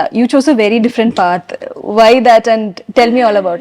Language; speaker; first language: Malayalam; native; Malayalam